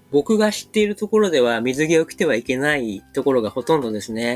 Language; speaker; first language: Japanese; native; Japanese